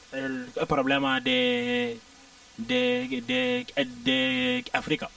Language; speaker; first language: Spanish; non-native, learner; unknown